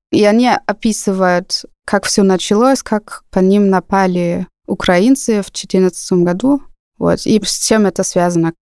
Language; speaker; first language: Russian; non-native, fluent; German